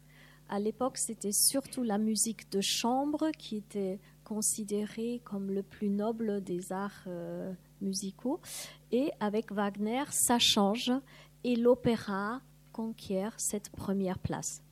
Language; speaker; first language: French; non-native, fluent; German